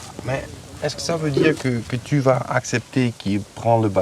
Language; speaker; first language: French; non-native, fluent; Dutch